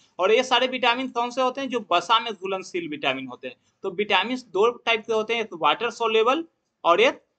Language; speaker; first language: Hindi; native; Hindi